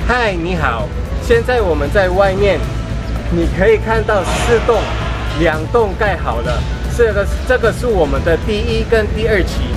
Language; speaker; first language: Chinese; non-native, local second language; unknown